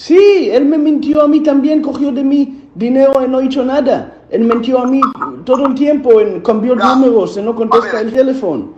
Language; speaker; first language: Spanish; non-native, learner; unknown